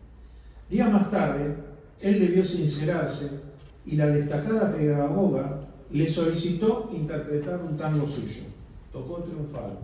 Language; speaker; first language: Spanish; native; Spanish